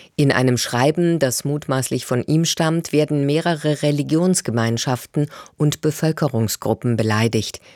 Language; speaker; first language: German; native; German